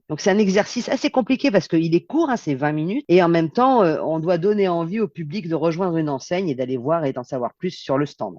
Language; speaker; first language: French; native; French